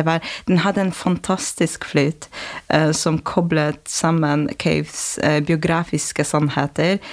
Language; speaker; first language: Norwegian; non-native, fluent; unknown